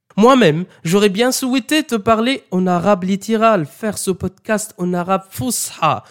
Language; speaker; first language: French; non-native, fluent; Arabic